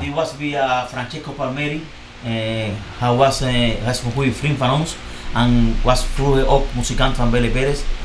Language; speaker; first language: Dutch; non-native, learner; Spanish